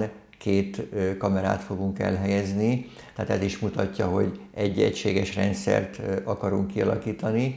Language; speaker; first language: Hungarian; native; Hungarian